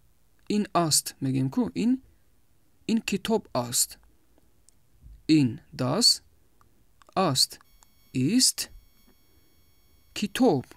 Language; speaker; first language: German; non-native, fluent; Tajik